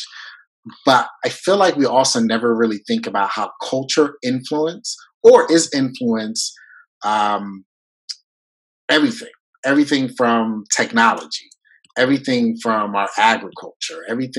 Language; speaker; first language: English; early bilingual, other home language; French